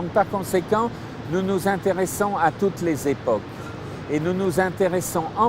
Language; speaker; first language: French; native; French